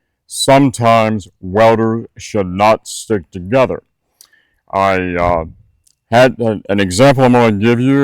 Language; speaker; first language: English; native; English